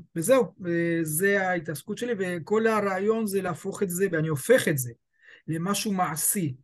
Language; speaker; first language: Hebrew; early bilingual, other home language; Spanish